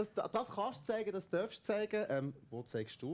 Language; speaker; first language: German; native; German